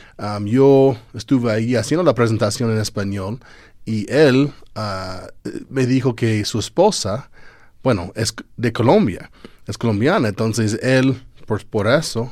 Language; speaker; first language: Spanish; non-native, fluent; English